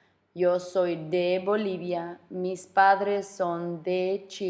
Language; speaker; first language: Spanish; non-native, fluent; English